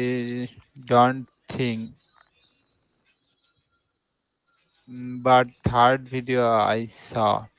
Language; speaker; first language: English; non-native, learner; Bangla